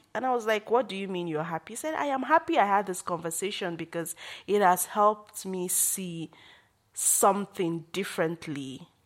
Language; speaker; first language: English; non-native, local second language; Igbo